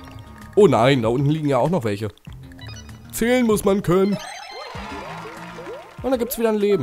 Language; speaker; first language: German; native; German